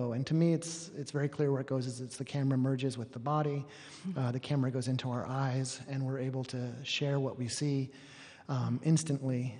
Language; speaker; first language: English; native; English